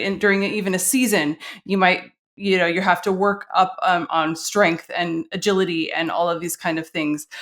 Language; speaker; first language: English; native; English